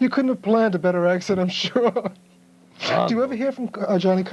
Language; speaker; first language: English; native; English